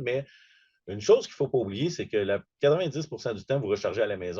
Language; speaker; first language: French; native; French